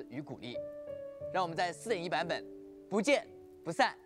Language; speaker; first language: Chinese; native; Chinese